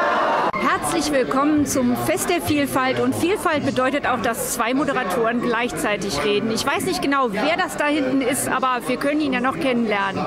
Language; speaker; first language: German; native; German